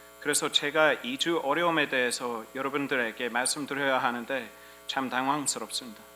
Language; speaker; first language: Korean; non-native, fluent; English